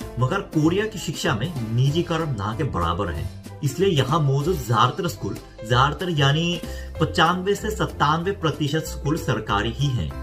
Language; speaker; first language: Hindi; non-native, fluent; Korean